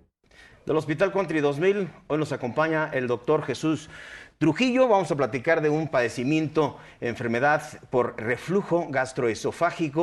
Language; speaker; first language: Spanish; native; Spanish